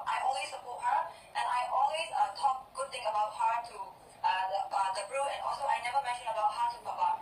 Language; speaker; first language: English; non-native, fluent; Burmese